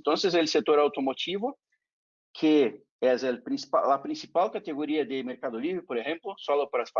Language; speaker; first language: Spanish; non-native, fluent; Portuguese